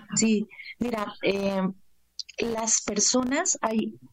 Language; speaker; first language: Spanish; native; Spanish